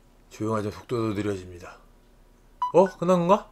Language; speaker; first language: Korean; native; Korean